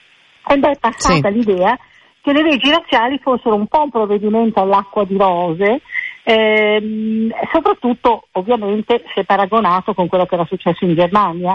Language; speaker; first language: Italian; native; Italian